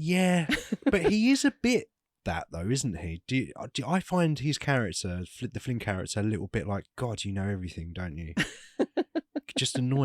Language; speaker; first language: English; native; English